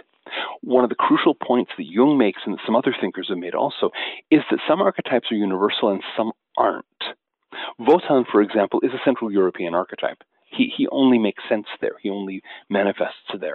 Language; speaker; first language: English; native; English